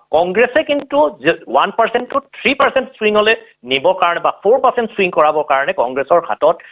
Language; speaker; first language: Assamese; native; Assamese